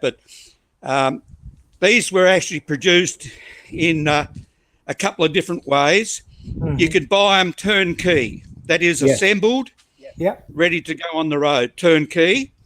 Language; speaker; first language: English; native; English